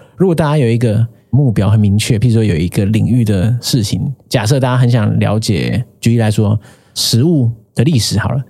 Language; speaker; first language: Chinese; native; Chinese